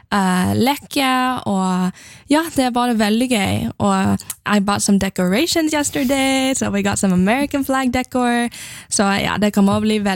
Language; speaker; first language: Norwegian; non-native, learner; English